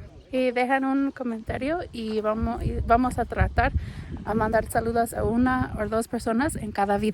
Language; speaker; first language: Spanish; non-native, learner; English